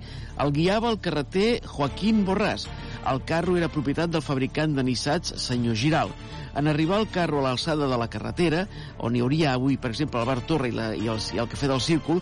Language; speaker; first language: Catalan; native; Catalan